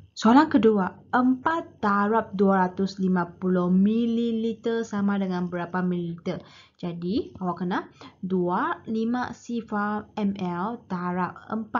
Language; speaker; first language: Malay; native; Malay